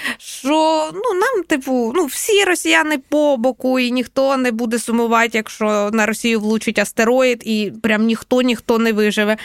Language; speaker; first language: Ukrainian; non-native, local second language; Russian